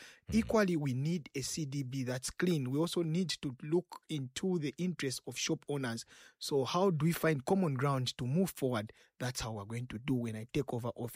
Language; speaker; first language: English; non-native, local second language; Bemba